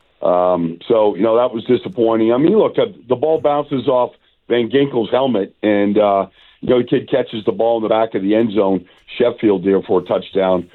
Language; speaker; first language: English; native; English